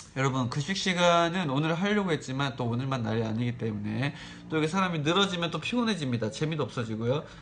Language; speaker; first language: Korean; native; Korean